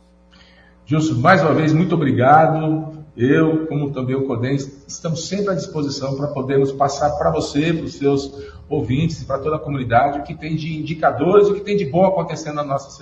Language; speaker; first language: Portuguese; native; Portuguese